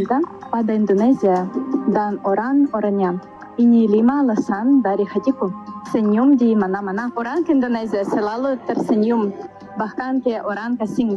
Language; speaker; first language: Indonesian; non-native, fluent; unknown